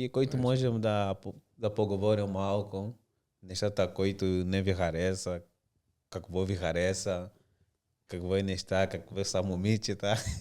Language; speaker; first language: Bulgarian; non-native, learner; Portuguese